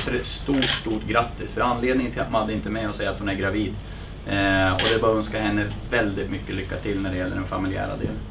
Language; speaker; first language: Swedish; native; Swedish